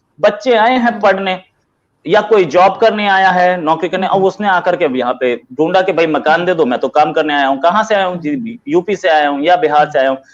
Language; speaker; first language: Hindi; native; Hindi